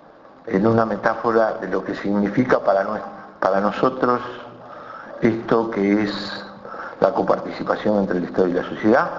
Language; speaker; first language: Spanish; native; Spanish